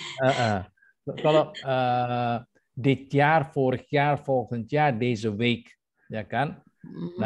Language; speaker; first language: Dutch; non-native, fluent; Indonesian